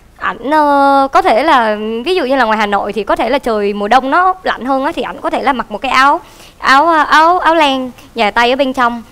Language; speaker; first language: Vietnamese; native; Vietnamese